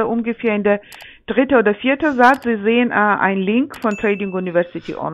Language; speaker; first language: German; non-native, fluent; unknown